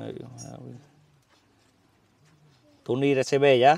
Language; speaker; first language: Portuguese; non-native, learner; Vietnamese